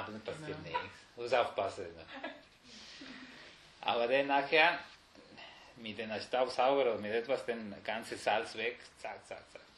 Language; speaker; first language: German; non-native, fluent; Spanish